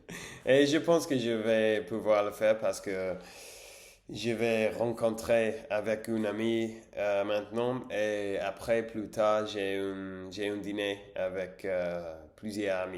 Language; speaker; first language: French; non-native, learner; English